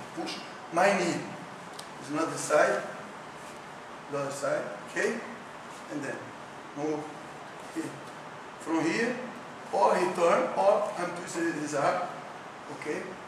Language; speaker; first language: English; non-native, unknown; Portuguese